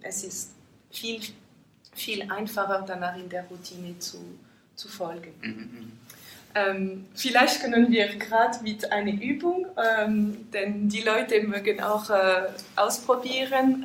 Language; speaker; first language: German; non-native, fluent; French